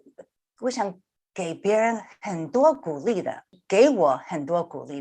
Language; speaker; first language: Chinese; early bilingual, heritage; Chinese